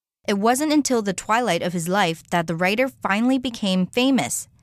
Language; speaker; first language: English; non-native, fluent; Chinese